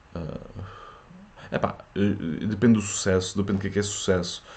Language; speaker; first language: Portuguese; early bilingual, other home language; French